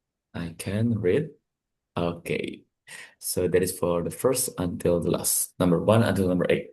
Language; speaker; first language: English; non-native, fluent; Indonesian